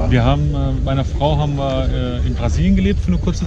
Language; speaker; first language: German; native; German